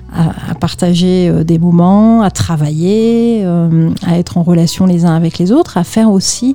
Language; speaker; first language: French; native; French